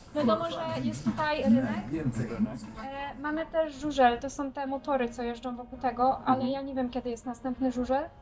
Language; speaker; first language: Polish; native; Polish